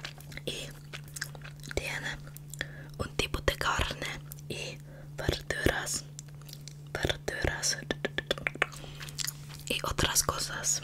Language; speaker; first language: Spanish; non-native, learner; English